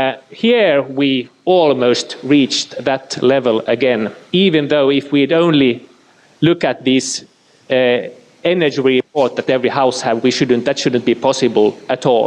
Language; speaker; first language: English; non-native, fluent; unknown